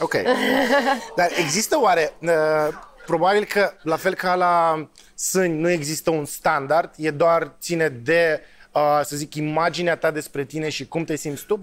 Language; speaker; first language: Romanian; native; Romanian